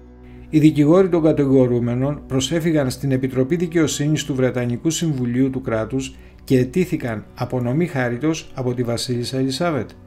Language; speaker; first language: Greek; native; Greek